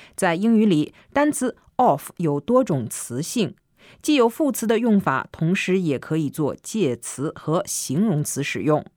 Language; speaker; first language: Chinese; native; Chinese